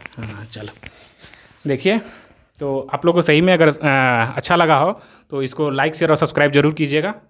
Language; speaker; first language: Hindi; native; Hindi